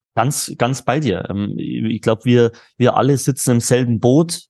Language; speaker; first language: German; native; German